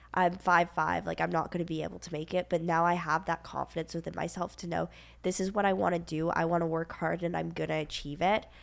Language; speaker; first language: English; native; English